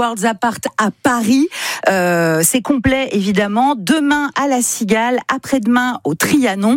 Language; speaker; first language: French; native; French